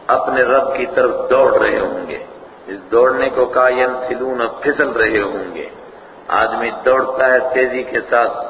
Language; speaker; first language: Urdu; non-native, local second language; Punjabi